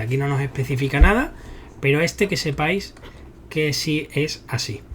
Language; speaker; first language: Spanish; native; Spanish